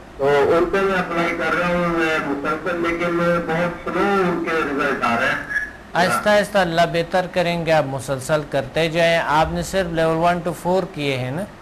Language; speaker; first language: Urdu; non-native, local second language; Pashto